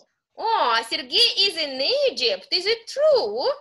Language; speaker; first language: English; non-native, fluent; Russian